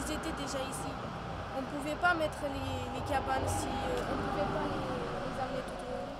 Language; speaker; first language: French; non-native, fluent; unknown